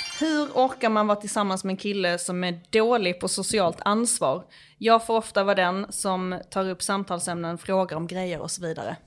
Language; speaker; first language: Swedish; native; Swedish